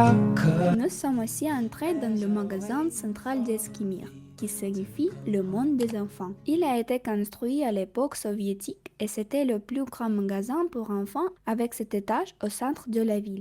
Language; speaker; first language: French; non-native, fluent; Russian